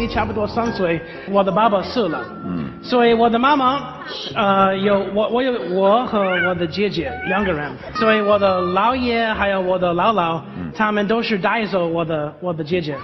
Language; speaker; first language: Chinese; non-native, learner; English